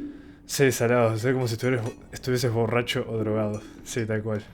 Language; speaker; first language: Spanish; native; Spanish